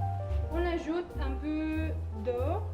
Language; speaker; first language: French; non-native, learner; Spanish